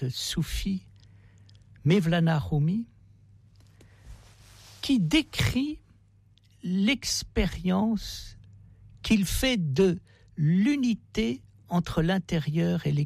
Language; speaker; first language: French; native; French